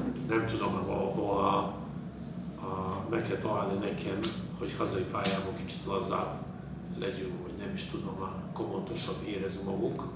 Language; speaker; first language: Hungarian; non-native, fluent; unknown